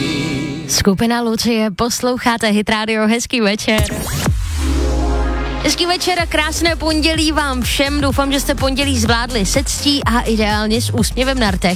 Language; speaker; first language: Czech; native; Czech